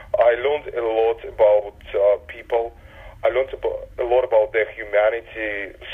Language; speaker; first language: English; non-native, fluent; Russian